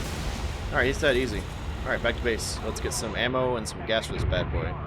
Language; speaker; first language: English; native; English